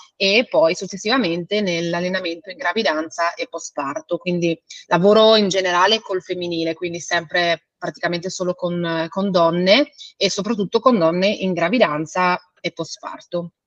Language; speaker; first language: Italian; native; Italian